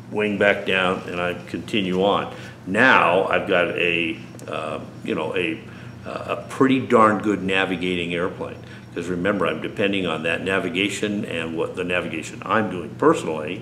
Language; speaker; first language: English; native; English